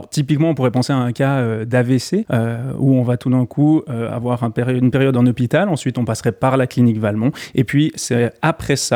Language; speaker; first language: French; native; French